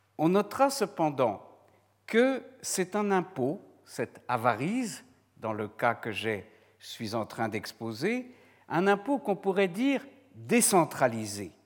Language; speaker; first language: French; native; French